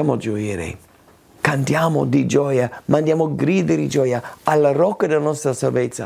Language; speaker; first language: Italian; non-native, fluent; English